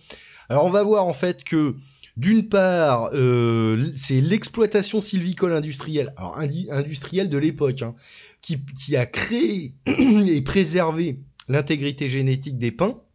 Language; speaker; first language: French; native; French